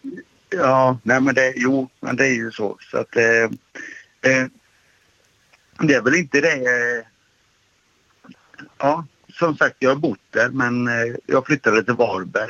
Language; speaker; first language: Swedish; native; Swedish